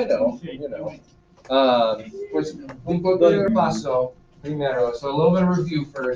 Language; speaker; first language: Spanish; non-native, fluent; English